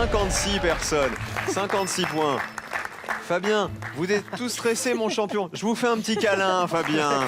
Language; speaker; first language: French; native; French